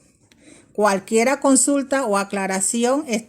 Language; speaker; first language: Spanish; native; Spanish